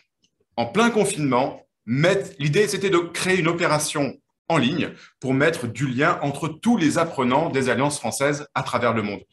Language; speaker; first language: French; native; French